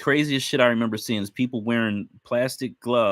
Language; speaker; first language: English; native; English